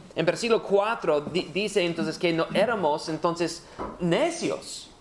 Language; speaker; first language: Spanish; non-native, fluent; English